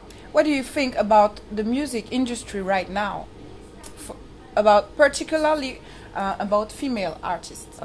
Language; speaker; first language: English; non-native, fluent; French